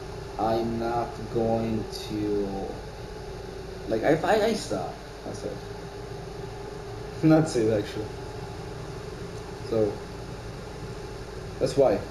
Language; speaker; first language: English; non-native, learner; Italian